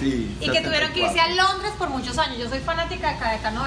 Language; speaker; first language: Spanish; native; Spanish